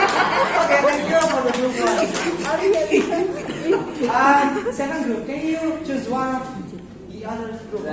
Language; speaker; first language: English; non-native, local second language; Indonesian